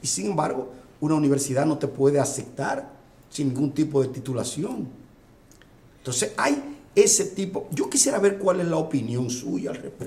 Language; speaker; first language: Spanish; native; Spanish